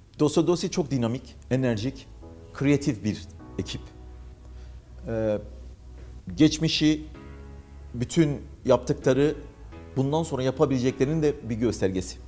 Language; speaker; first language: Turkish; native; Turkish